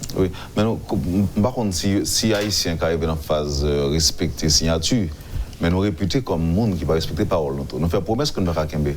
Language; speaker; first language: French; non-native, local second language; Haitian Creole